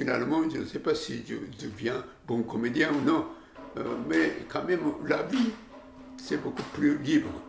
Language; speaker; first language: French; non-native, learner; Japanese